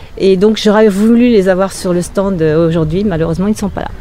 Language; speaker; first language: French; native; French